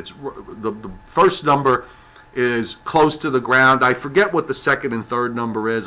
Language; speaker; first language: English; native; English